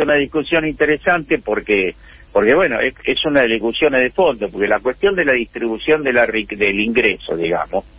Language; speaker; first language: Spanish; native; Spanish